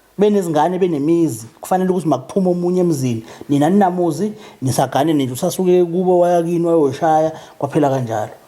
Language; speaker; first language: Zulu; native; Zulu